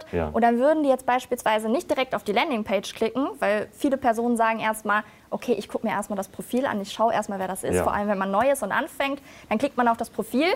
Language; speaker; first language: German; native; German